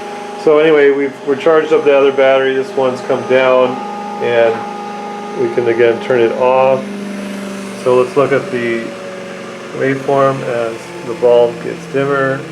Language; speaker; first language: English; native; English